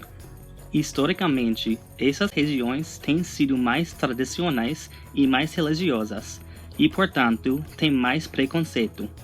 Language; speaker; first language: Portuguese; non-native, fluent; English